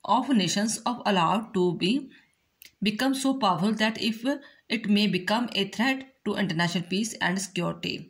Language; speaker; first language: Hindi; non-native, local second language; Punjabi